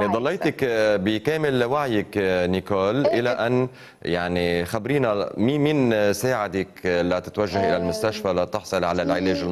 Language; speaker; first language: Arabic; native; Arabic